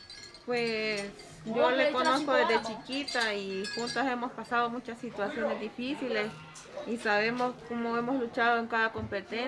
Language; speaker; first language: Spanish; native; Spanish